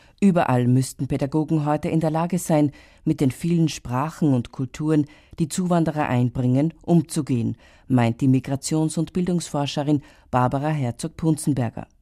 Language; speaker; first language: German; native; German